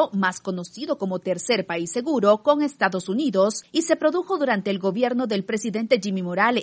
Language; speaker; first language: Spanish; native; Spanish